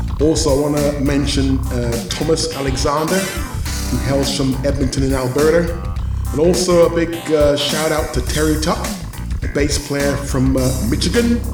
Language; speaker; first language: English; native; English